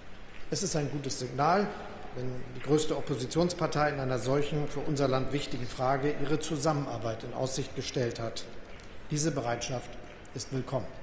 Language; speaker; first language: German; native; German